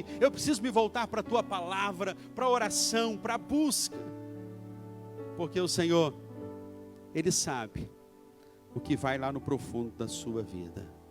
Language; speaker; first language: Portuguese; native; Portuguese